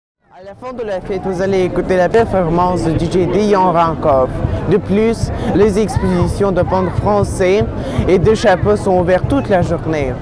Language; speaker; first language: French; non-native, learner; Russian